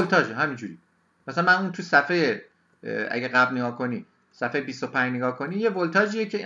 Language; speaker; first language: Persian; native; Persian